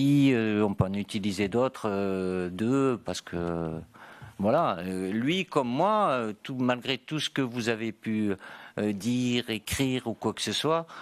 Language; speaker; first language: French; native; French